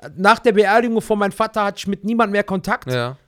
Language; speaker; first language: German; native; German